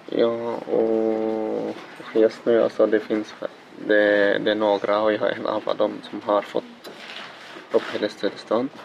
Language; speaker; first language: Swedish; non-native, learner; Arabic